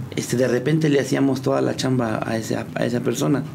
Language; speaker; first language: Spanish; native; Spanish